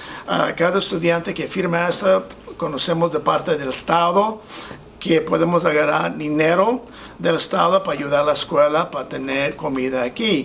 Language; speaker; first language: Spanish; non-native, fluent; English